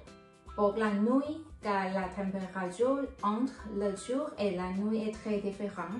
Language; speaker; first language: French; non-native, fluent; Thai